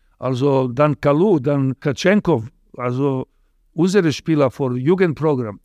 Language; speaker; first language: German; non-native, fluent; Serbian